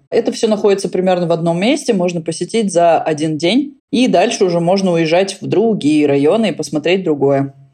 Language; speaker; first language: Russian; native; Russian